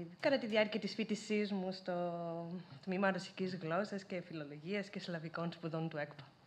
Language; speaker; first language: Greek; native; Greek